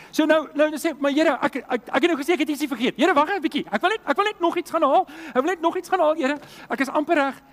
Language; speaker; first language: Afrikaans; native; Afrikaans